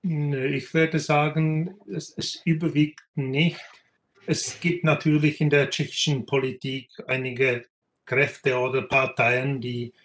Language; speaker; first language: German; non-native, fluent; Czech